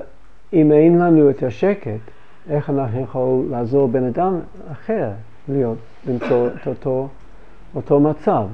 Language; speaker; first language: Hebrew; non-native, fluent; English